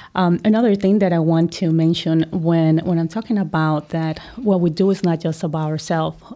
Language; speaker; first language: English; non-native, fluent; Spanish